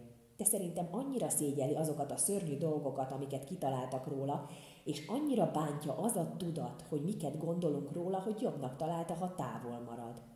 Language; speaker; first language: Hungarian; native; Hungarian